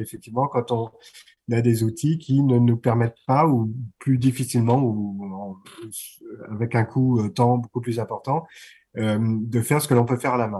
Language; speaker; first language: French; native; French